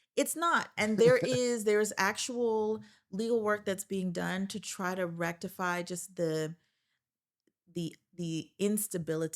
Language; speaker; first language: English; native; English